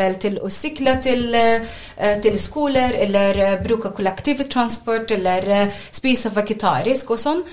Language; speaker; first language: Norwegian; non-native, learner; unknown